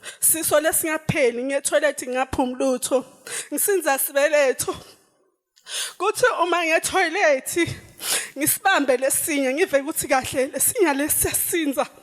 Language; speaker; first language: Zulu; non-native, local second language; Swati